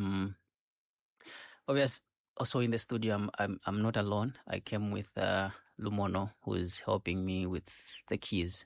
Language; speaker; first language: English; non-native, local second language; Bemba